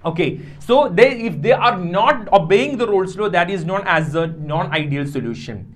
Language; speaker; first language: English; non-native, local second language; Malayalam